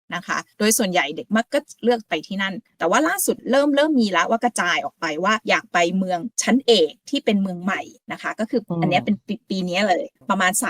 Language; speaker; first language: Thai; native; Thai